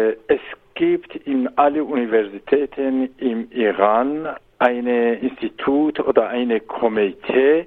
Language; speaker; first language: German; non-native, learner; Persian